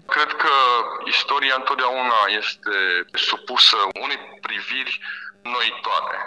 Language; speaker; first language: Romanian; native; Romanian